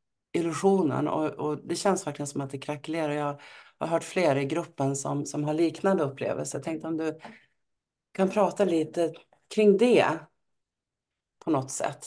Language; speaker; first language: Swedish; native; Swedish